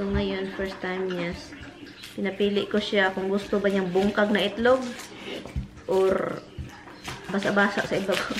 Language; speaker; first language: Filipino; native; Filipino